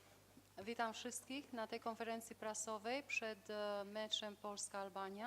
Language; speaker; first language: Polish; non-native, fluent; Albanian